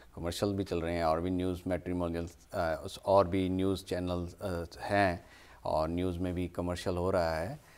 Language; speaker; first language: Hindi; native; Hindi